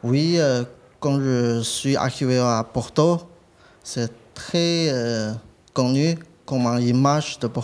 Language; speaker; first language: French; non-native, learner; Chinese